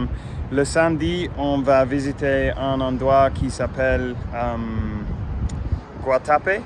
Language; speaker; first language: French; non-native, fluent; English